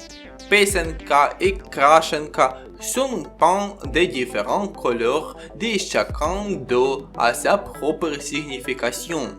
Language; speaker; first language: French; non-native, learner; Ukrainian